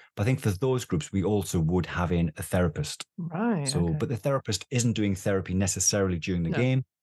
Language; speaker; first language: English; native; English